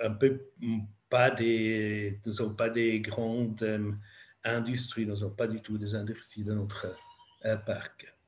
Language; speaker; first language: French; non-native, fluent; German